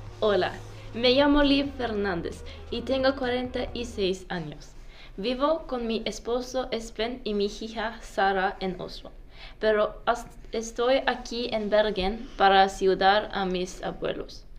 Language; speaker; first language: Spanish; non-native, learner; Norwegian